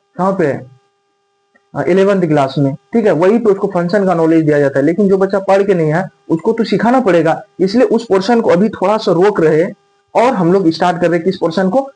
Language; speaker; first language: Hindi; native; Hindi